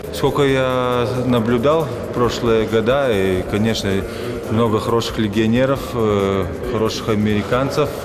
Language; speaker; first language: Russian; non-native, fluent; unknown